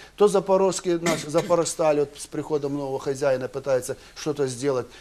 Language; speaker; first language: Russian; non-native, local second language; Ukrainian